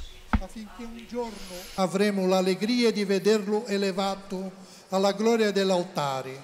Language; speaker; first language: Italian; non-native, learner; Portuguese